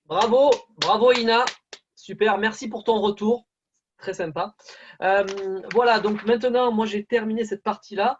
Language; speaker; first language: French; native; French